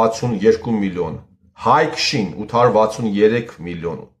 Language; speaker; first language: Armenian; native; Armenian